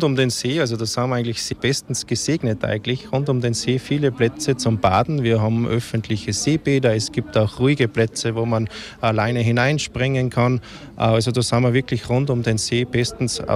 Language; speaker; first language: German; native; German